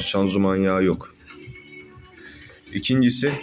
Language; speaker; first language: Turkish; native; Turkish